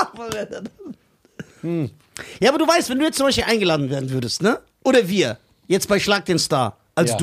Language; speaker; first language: German; early bilingual, other home language; Persian